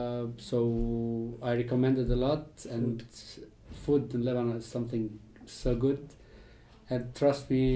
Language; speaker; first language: English; non-native, fluent; Arabic